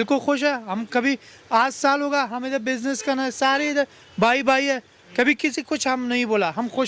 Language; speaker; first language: Hindi; non-native, learner; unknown